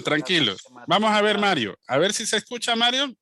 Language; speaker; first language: Spanish; native; Spanish